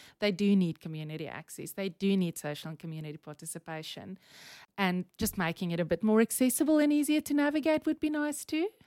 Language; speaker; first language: English; non-native, local second language; Afrikaans